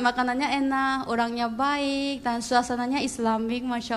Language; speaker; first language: Indonesian; non-native, learner; Korean